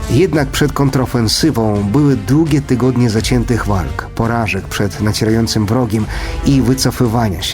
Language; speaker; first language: Polish; non-native, fluent; Ukrainian